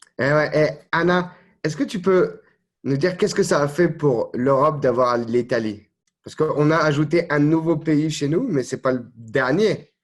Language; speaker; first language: French; native; French